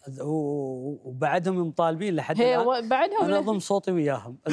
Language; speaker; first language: Arabic; native; Arabic